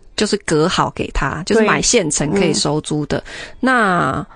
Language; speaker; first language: Chinese; native; Chinese